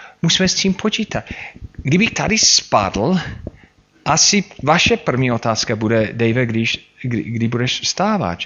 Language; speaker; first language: Czech; non-native, fluent; English